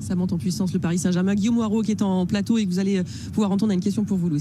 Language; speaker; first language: French; native; French